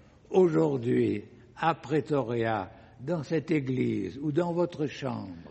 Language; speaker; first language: French; native; French